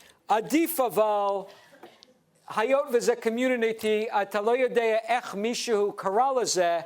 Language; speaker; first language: Hebrew; non-native, fluent; English